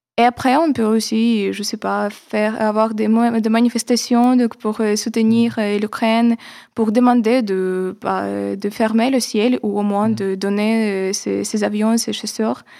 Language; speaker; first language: French; non-native, fluent; Ukrainian